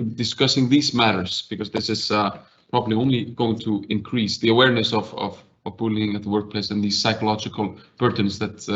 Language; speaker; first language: English; non-native, fluent; Icelandic